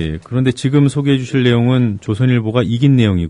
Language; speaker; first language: Korean; native; Korean